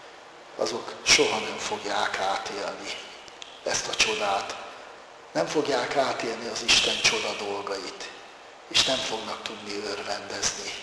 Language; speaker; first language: Hungarian; native; Hungarian